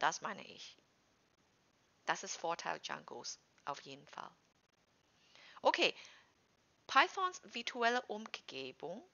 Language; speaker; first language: German; non-native, fluent; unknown